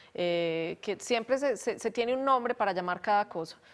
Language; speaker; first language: Spanish; native; Spanish